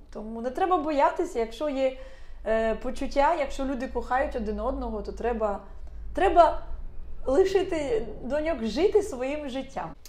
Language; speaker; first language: Ukrainian; non-native, local second language; Russian